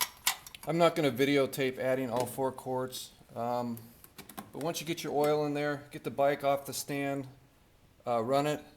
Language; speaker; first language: English; native; English